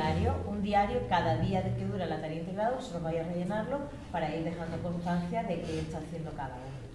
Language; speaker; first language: Spanish; native; Spanish